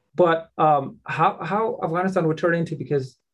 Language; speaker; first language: English; non-native, fluent; Persian